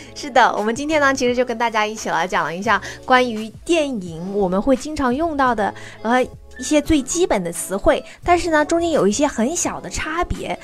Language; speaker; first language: Chinese; native; Chinese